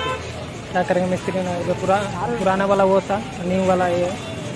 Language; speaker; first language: Hindi; native; Hindi